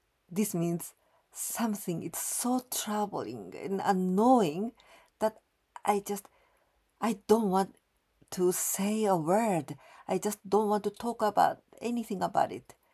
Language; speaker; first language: English; non-native, fluent; Japanese